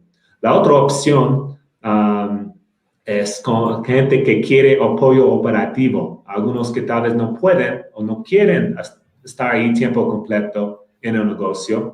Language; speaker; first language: Spanish; non-native, fluent; English